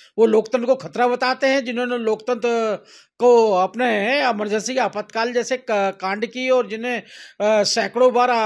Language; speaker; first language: Hindi; native; Hindi